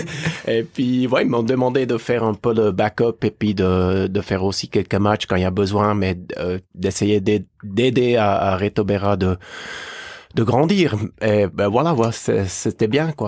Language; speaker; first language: French; native; French